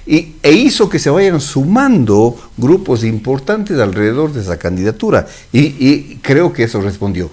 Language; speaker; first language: Spanish; native; Spanish